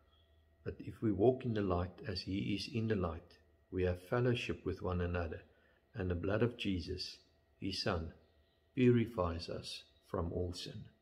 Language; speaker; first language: English; non-native, local second language; Afrikaans